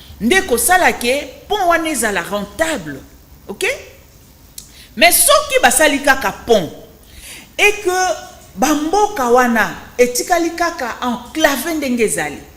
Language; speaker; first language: Lingala; native; Lingala